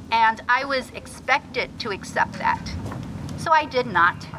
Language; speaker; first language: English; early bilingual, other home language; Spanish